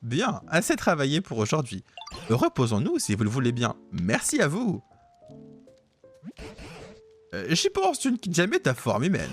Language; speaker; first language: French; native; French